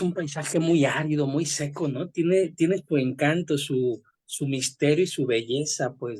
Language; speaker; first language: Spanish; native; Spanish